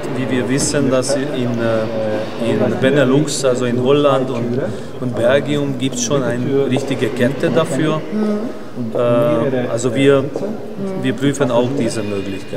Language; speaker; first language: German; non-native, learner; Hungarian